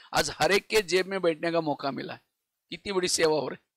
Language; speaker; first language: Hindi; non-native, local second language; Marathi